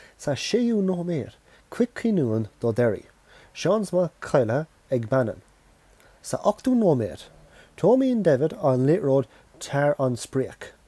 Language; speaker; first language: Irish; non-native, local second language; English